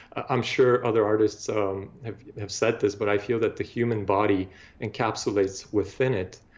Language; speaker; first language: English; non-native, fluent; Bulgarian